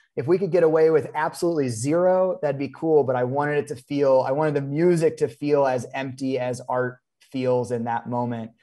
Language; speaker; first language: English; native; English